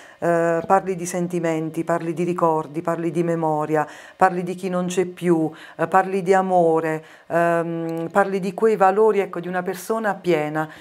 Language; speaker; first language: Italian; native; Italian